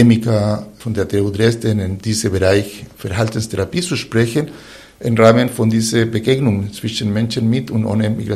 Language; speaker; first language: German; non-native, fluent; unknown